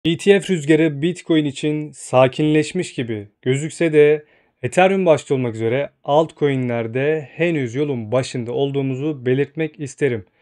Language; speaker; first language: Turkish; native; Turkish